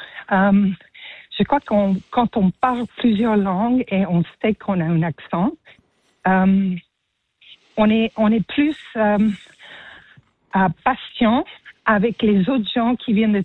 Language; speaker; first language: French; non-native, fluent; Spanish